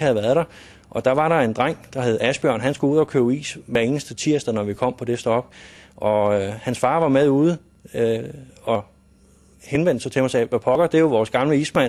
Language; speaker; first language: Danish; native; Danish